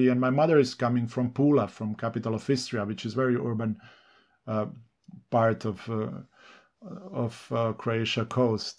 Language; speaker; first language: English; non-native, fluent; Serbian